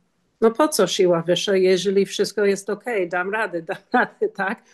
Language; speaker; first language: Polish; non-native, learner; English